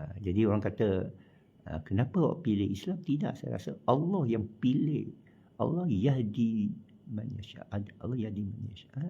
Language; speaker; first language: Malay; non-native, local second language; Chinese